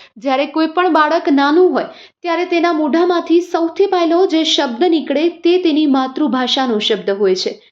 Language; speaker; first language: Gujarati; native; Gujarati